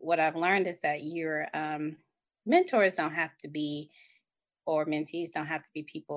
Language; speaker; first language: English; native; English